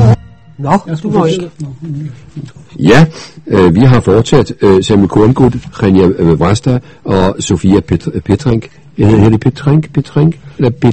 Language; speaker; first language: Danish; native; Danish